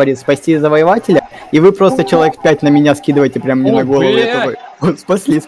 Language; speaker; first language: Russian; native; Russian